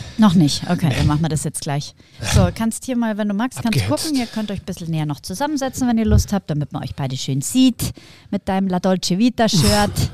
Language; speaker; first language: German; native; German